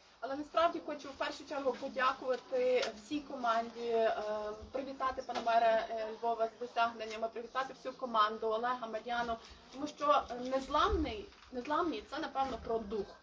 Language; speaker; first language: Ukrainian; native; Ukrainian